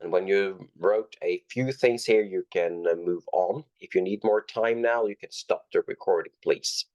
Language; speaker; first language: English; non-native, fluent; Norwegian